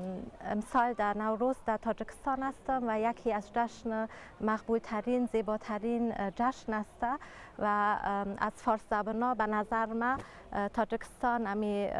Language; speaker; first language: Persian; early bilingual, heritage; Persian